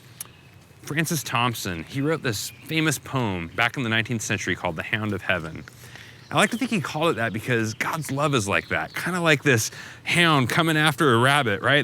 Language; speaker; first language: English; native; English